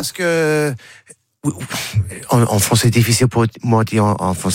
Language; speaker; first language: French; non-native, learner; English